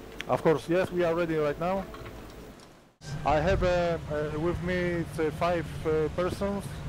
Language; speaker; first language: English; non-native, learner; Polish